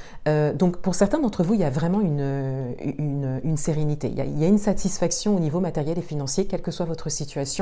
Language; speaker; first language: French; native; French